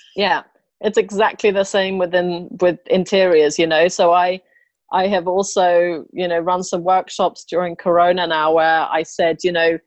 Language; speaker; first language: English; native; English